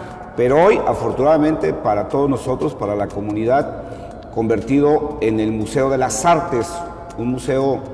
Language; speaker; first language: Spanish; native; Spanish